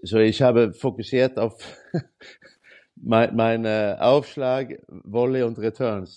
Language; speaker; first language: German; non-native, learner; Swedish